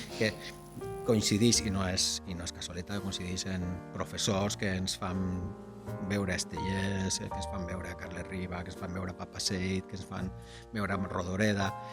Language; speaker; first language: Catalan; non-native, local second language; Spanish